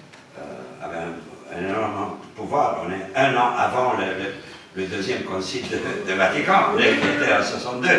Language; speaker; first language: French; non-native, fluent; Romanian